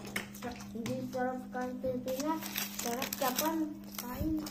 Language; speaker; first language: Filipino; non-native, learner; Japanese